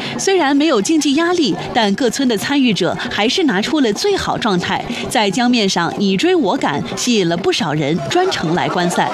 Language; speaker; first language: Chinese; native; Chinese